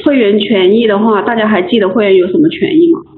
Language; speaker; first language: Chinese; native; Chinese